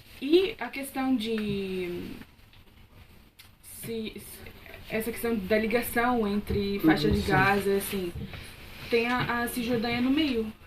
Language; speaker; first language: Portuguese; non-native, fluent; Arabic